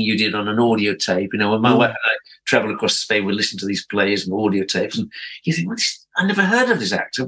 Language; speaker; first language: English; native; English